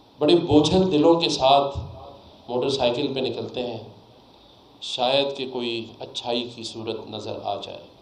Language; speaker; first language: Urdu; native; Urdu